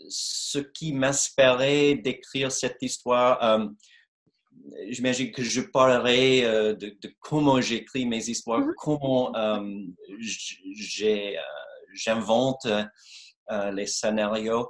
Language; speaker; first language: French; non-native, fluent; English